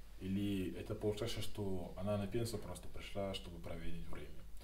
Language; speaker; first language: Russian; non-native, learner; Yoruba